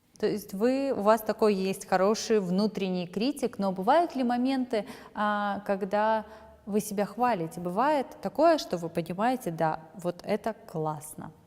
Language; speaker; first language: Russian; native; Russian